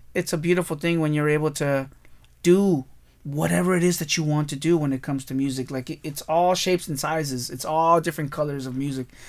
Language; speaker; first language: English; early bilingual, other home language; Spanish